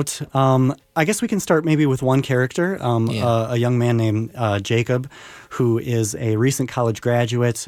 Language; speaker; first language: English; native; English